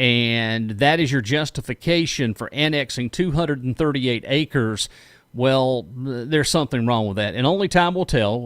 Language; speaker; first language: English; native; English